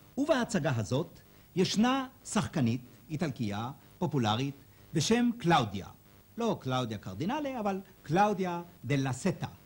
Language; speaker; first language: Hebrew; native; Hebrew